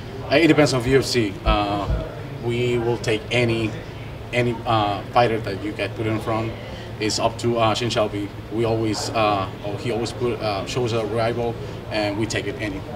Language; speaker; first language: English; non-native, fluent; Spanish